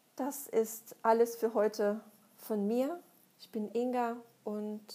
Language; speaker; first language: German; non-native, fluent; Russian